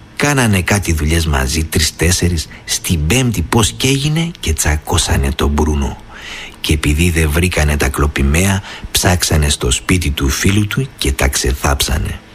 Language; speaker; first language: Greek; native; Greek